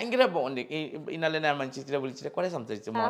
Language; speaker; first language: Malayalam; non-native, fluent; Assamese